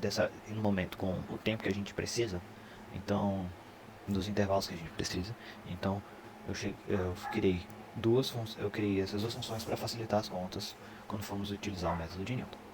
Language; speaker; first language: Portuguese; native; Portuguese